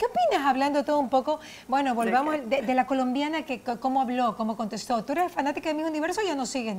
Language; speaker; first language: Spanish; native; Spanish